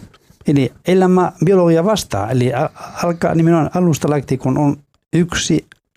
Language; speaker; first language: Finnish; non-native, fluent; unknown